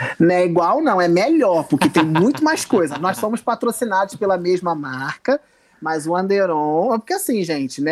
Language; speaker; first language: Portuguese; native; Portuguese